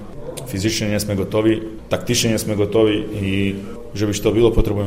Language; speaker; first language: Polish; non-native, learner; Serbian